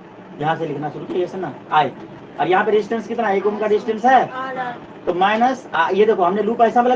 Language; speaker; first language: Hindi; native; Hindi